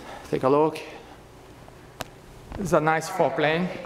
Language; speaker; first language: English; non-native, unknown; Portuguese